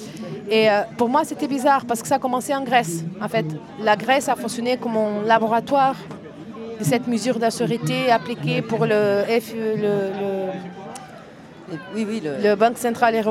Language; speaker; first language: French; non-native, fluent; Portuguese